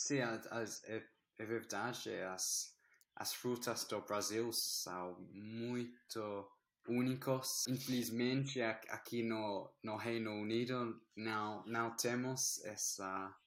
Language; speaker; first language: Portuguese; non-native, learner; English